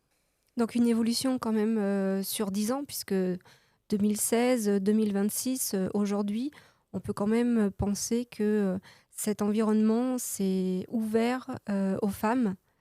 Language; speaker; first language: French; native; French